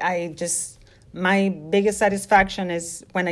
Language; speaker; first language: English; non-native, fluent; Spanish